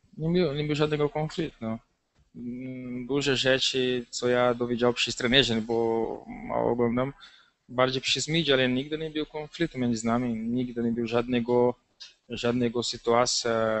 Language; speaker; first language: Polish; non-native, learner; Portuguese